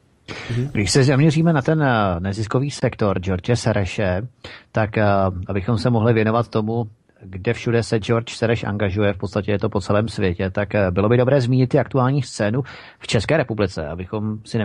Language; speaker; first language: Czech; native; Czech